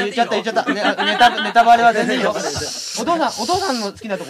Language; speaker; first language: Japanese; native; Japanese